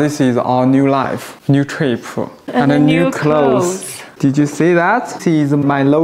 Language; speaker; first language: English; non-native, fluent; Chinese